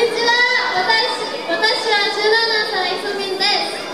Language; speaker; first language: Japanese; non-native, learner; Korean